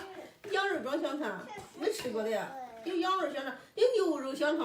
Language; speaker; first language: Chinese; native; Chinese